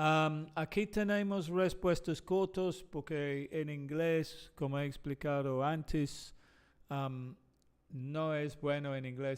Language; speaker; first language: Spanish; non-native, fluent; English